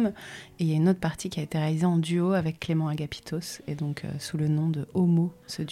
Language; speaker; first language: French; native; French